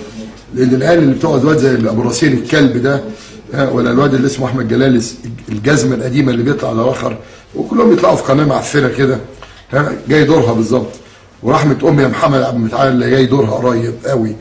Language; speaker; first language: Arabic; native; Arabic